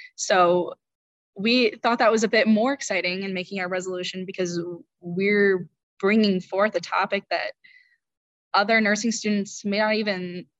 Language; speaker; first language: English; native; English